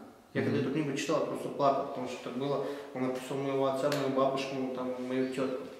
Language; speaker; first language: Russian; native; Russian